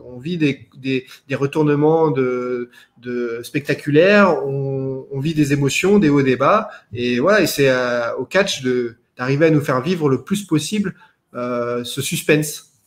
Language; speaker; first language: French; native; French